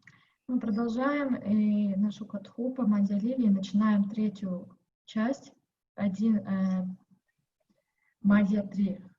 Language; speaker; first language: Russian; native; Russian